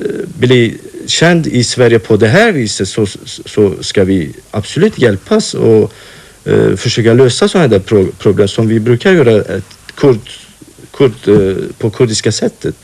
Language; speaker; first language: Swedish; non-native, fluent; Kurdish